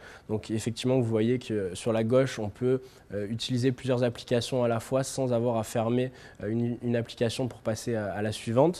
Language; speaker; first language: French; native; French